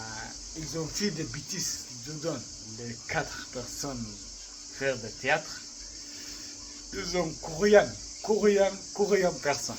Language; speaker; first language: French; non-native, learner; Arabic